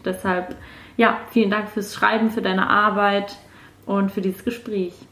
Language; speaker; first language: German; native; German